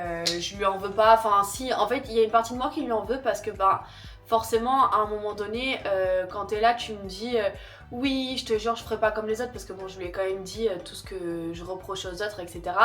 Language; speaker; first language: French; native; French